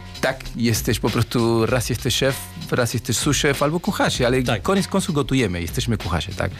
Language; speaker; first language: Polish; non-native, learner; Spanish